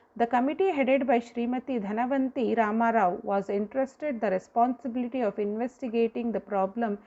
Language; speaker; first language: English; non-native, local second language; Kannada